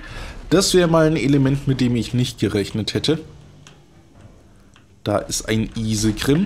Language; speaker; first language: German; native; German